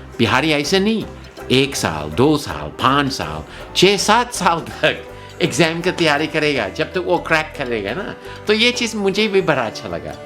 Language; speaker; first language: Hindi; non-native, fluent; English